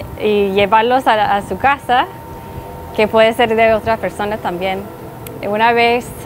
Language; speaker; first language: Spanish; non-native, fluent; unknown